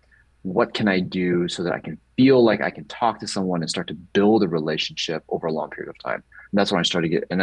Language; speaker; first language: English; native; English